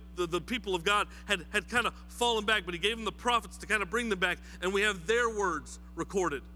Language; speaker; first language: English; native; English